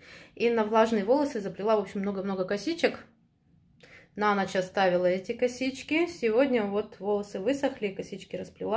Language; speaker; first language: Russian; native; Russian